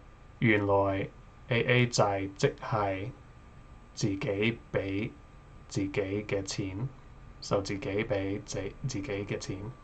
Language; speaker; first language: Cantonese; non-native, learner; English